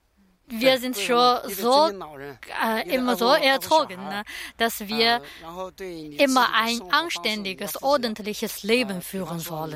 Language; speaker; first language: German; non-native, learner; Chinese